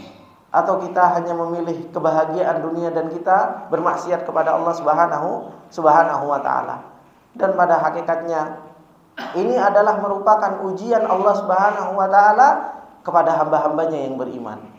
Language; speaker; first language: Indonesian; native; Indonesian